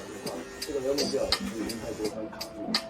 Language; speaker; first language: Chinese; native; Chinese